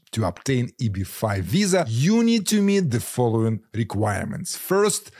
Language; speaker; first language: English; non-native, fluent; Ukrainian